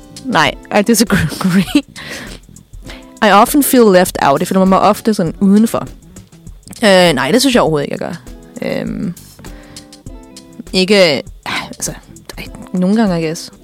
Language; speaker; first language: Danish; native; Danish